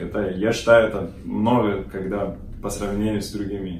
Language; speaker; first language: Russian; non-native, learner; Portuguese